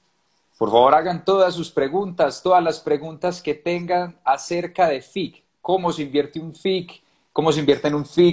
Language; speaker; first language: Spanish; native; Spanish